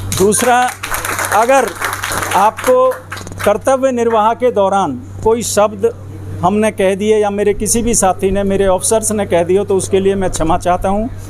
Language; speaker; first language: Hindi; native; Hindi